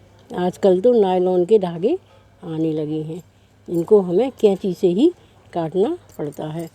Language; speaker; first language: Hindi; native; Hindi